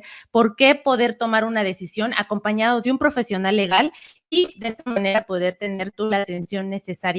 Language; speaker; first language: Spanish; native; Spanish